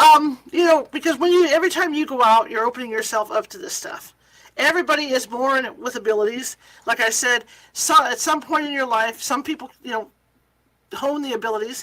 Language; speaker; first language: English; native; English